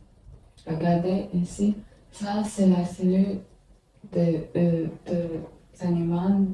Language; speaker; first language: French; non-native, learner; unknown